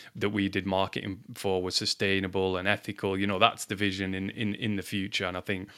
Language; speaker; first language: English; native; English